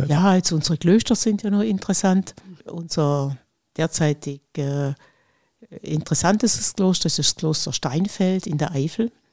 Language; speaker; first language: German; native; German